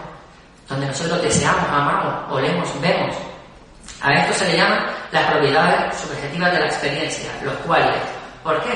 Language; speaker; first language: Spanish; native; Spanish